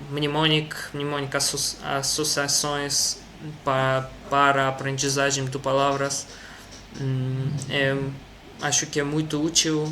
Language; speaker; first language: Portuguese; non-native, learner; Russian